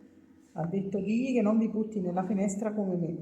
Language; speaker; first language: Italian; native; Italian